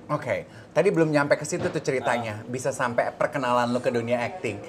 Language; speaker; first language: Indonesian; native; Indonesian